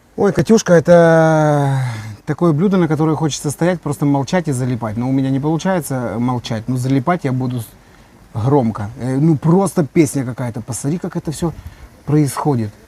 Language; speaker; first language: Russian; native; Russian